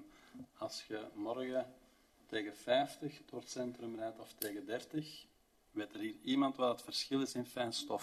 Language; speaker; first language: Dutch; native; Dutch